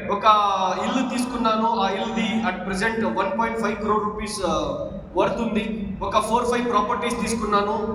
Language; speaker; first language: Telugu; non-native, local second language; Urdu